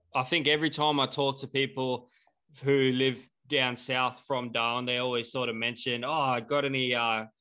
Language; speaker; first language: English; native; English